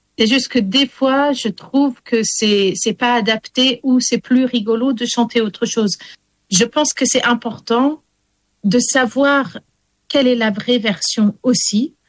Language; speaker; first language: French; early bilingual, heritage; English